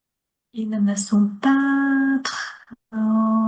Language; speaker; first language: French; non-native, learner; Chinese